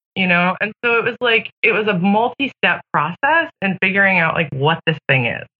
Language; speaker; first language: English; native; English